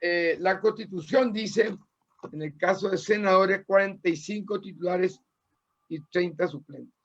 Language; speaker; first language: Spanish; native; Spanish